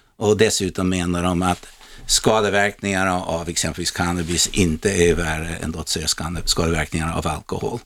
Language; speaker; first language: Swedish; non-native, fluent; English